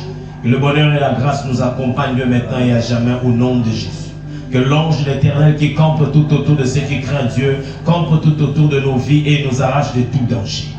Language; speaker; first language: French; non-native, local second language; Lingala